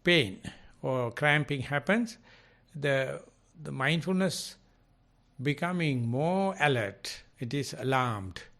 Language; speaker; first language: English; non-native, local second language; Sinhala